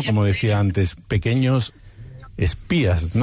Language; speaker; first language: Spanish; native; Spanish